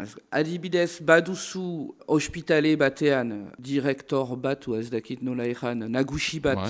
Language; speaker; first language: Basque; non-native, local second language; French